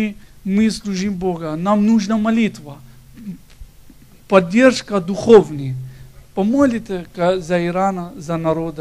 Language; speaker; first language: Russian; non-native, learner; Persian